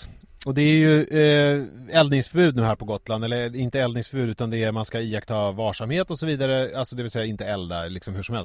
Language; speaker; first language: Swedish; native; Swedish